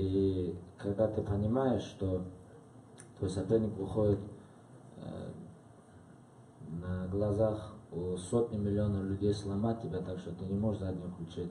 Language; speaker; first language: Russian; non-native, local second language; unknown